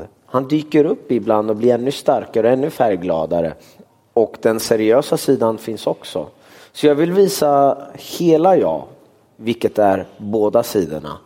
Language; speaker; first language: Swedish; early bilingual, other home language; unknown